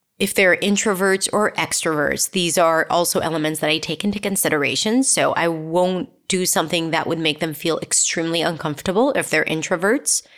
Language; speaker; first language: English; non-native, fluent; Hebrew